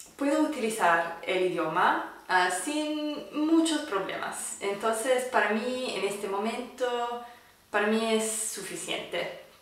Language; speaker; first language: Spanish; non-native, fluent; English